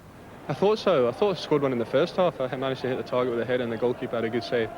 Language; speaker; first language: English; native; English